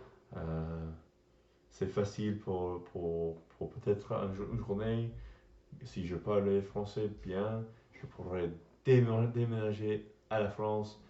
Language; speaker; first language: French; non-native, learner; English